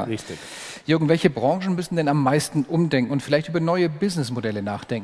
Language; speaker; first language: German; native; German